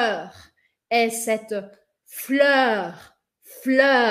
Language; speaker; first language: French; non-native, fluent; Portuguese